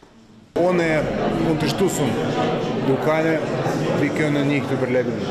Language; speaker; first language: German; non-native, fluent; Ukrainian